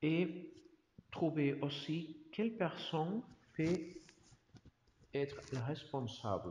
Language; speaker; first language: French; non-native, learner; Spanish